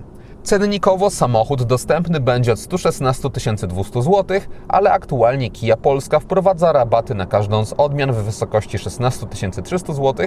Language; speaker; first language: Polish; native; Polish